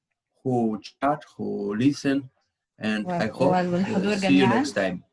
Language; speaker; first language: English; non-native, learner; Russian